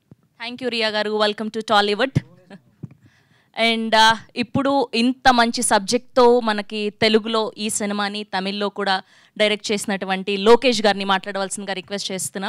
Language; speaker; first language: Telugu; native; Telugu